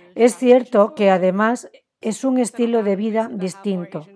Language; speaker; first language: Spanish; non-native, fluent; Chinese